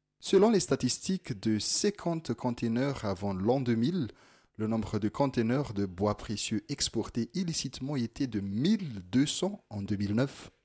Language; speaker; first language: French; non-native, local second language; Malagasy